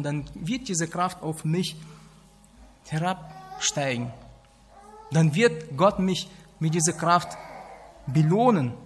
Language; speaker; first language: German; non-native, fluent; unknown